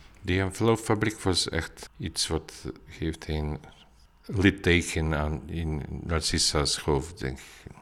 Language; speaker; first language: Dutch; non-native, learner; Bosnian